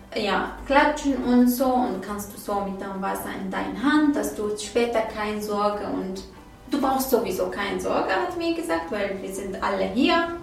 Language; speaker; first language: German; non-native, learner; Arabic